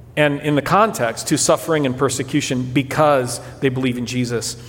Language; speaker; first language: English; early bilingual, other home language; Portuguese